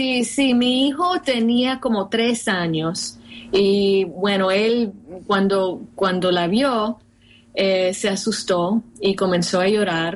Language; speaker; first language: Spanish; early bilingual, heritage; Spanish